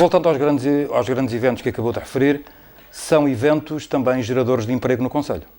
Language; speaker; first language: Portuguese; native; Portuguese